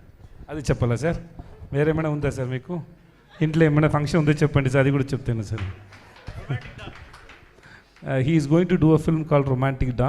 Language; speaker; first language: Telugu; non-native, learner; Tamil